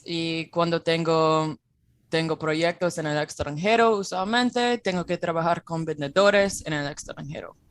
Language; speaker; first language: Spanish; non-native, fluent; English